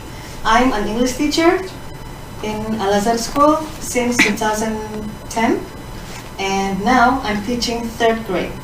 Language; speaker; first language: English; non-native, fluent; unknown